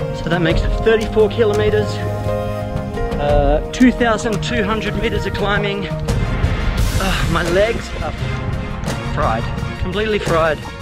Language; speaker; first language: English; native; English